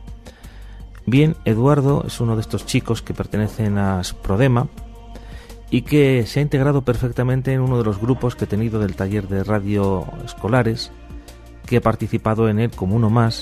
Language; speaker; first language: Spanish; native; Spanish